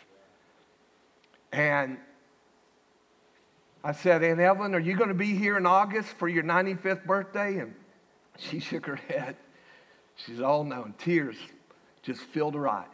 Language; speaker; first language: English; native; English